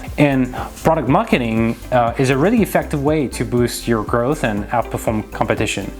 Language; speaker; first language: English; non-native, fluent; French